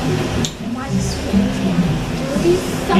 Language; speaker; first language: French; non-native, learner; Haitian Creole